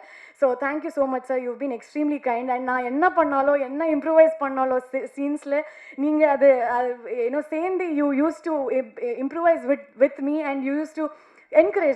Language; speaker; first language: Tamil; non-native, learner; Kannada